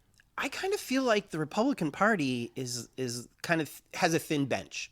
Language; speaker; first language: English; native; English